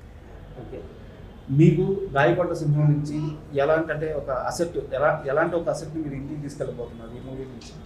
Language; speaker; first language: Telugu; native; Telugu